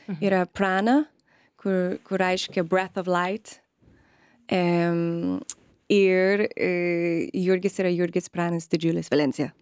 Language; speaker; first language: Lithuanian; early bilingual, other home language; English